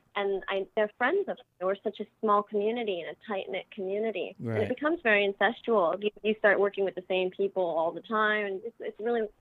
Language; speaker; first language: English; native; English